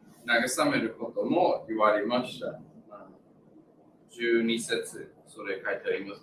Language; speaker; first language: Japanese; non-native, learner; English